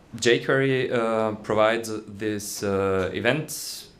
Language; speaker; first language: English; non-native, fluent; German